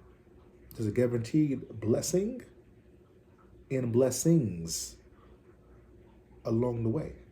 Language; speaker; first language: English; native; English